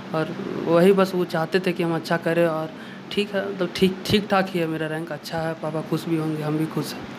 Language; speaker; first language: Hindi; native; Hindi